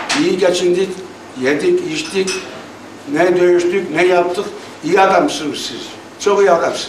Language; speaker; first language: Turkish; early bilingual, heritage; Turkish